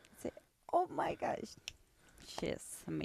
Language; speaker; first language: English; non-native, learner; Spanish